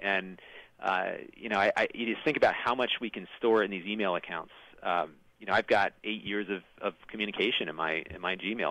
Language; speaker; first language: English; native; English